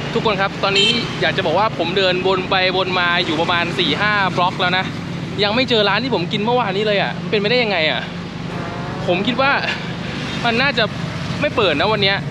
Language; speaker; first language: Thai; native; Thai